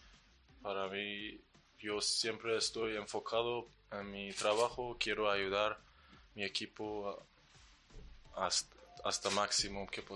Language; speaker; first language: Spanish; non-native, learner; Persian